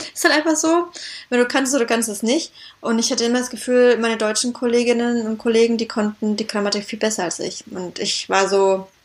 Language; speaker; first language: German; native; German